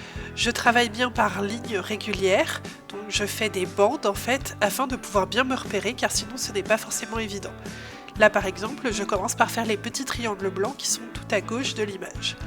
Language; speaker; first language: French; native; French